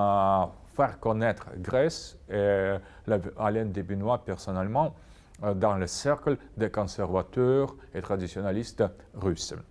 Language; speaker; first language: French; non-native, fluent; Russian